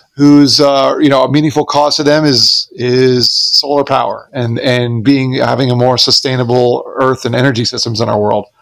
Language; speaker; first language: English; native; English